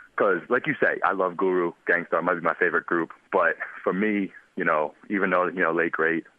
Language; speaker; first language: English; native; English